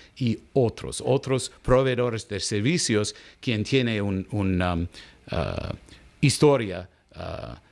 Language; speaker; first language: Spanish; non-native, learner; English